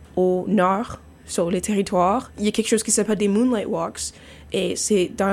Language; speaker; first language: French; non-native, fluent; English